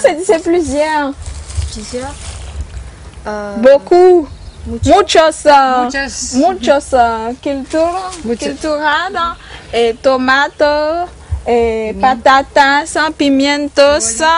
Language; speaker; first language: Spanish; non-native, learner; French